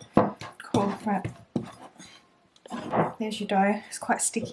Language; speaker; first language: English; native; English